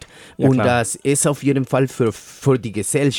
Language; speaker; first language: German; non-native, fluent; Spanish